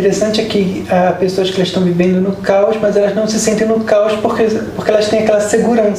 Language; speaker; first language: Portuguese; native; Portuguese